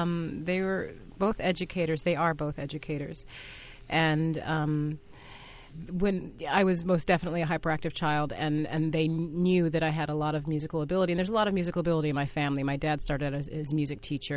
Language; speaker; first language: English; native; English